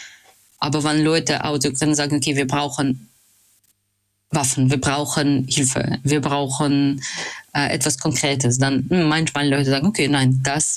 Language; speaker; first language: German; non-native, fluent; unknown